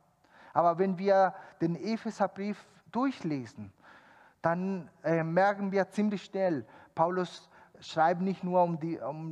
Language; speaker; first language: German; non-native, fluent; Spanish